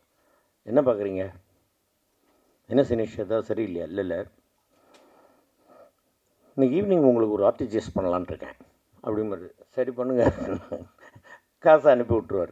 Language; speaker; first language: Tamil; native; Tamil